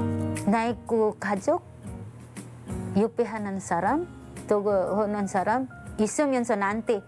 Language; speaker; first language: Korean; non-native, learner; Filipino